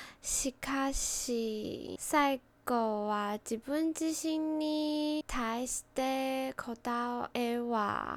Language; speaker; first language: Japanese; non-native, learner; Chinese